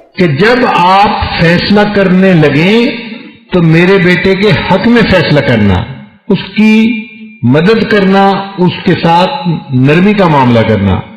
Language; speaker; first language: Urdu; non-native, local second language; Punjabi